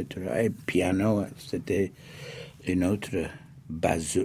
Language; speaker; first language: French; non-native, fluent; English